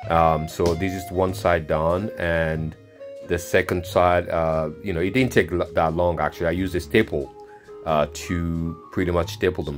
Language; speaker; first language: English; non-native, fluent; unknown